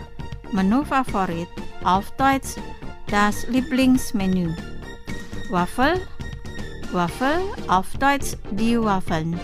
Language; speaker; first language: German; non-native, fluent; Indonesian